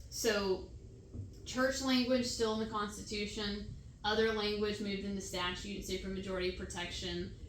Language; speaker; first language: English; native; English